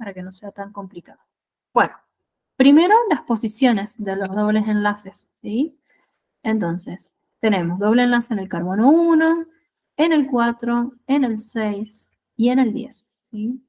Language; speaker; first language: Spanish; native; Spanish